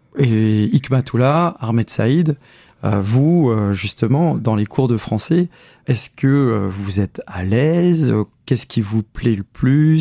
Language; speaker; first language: French; native; French